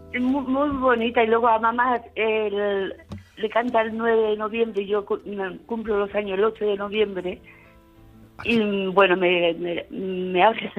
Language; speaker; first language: Spanish; native; Spanish